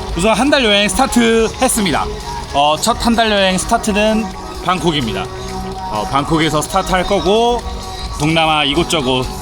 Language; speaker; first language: Korean; native; Korean